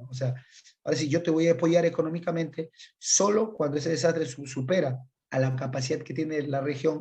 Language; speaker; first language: Spanish; native; Spanish